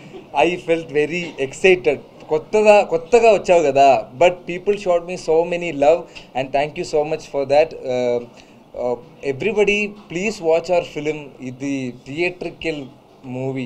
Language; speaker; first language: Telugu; non-native, learner; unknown